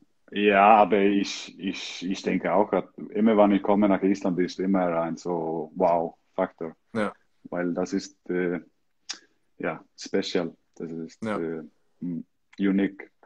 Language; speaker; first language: German; non-native, learner; Icelandic